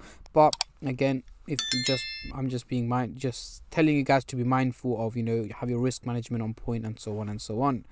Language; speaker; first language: English; native; English